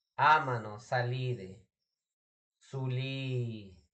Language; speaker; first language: Italian; non-native, learner; English